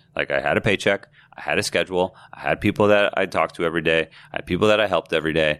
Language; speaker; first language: English; native; English